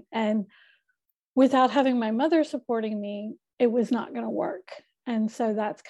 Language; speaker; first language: English; native; English